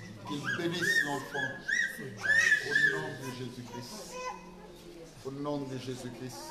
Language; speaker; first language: French; non-native, local second language; Lingala